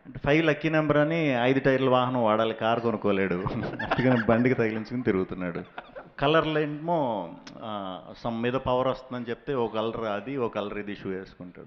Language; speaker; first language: Telugu; native; Telugu